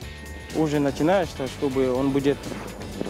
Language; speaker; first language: Russian; non-native, learner; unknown